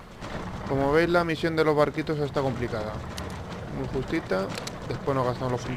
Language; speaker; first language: Spanish; native; Spanish